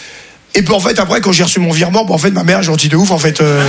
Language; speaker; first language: French; native; French